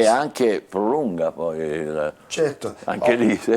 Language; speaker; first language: Italian; native; Italian